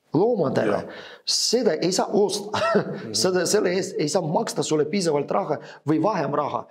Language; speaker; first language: Estonian; non-native, fluent; Ukrainian